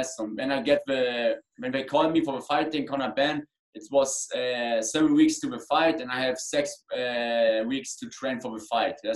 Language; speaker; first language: English; non-native, learner; German